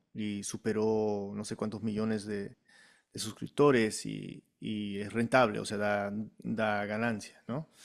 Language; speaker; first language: Spanish; early bilingual, heritage; Spanish